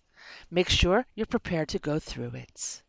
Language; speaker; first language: English; native; English